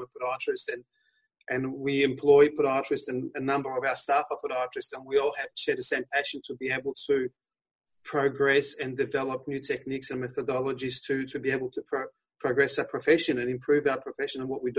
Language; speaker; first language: English; non-native, fluent; Polish